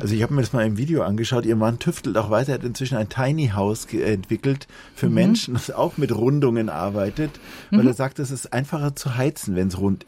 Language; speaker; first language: German; native; German